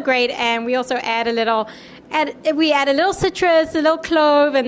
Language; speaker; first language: English; native; English